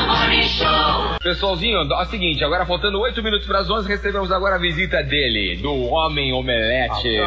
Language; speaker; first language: Portuguese; native; Portuguese